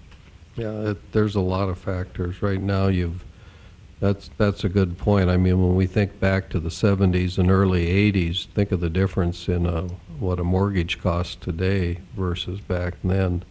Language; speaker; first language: English; native; English